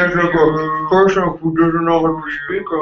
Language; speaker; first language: English; non-native, learner; Japanese